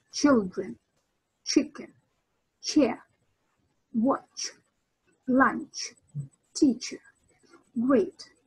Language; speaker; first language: English; non-native, fluent; Ukrainian